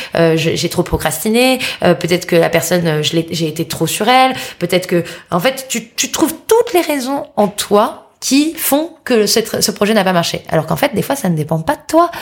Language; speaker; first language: French; native; French